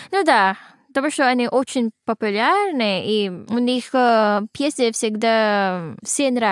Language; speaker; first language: Russian; non-native, learner; Filipino